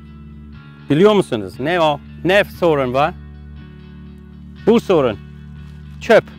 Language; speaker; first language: Turkish; non-native, learner; English